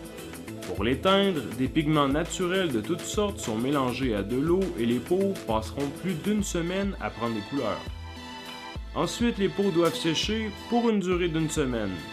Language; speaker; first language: French; native; French